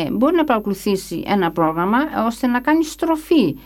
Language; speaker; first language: Greek; early bilingual, other home language; English